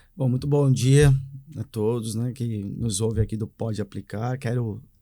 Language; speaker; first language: Portuguese; native; Portuguese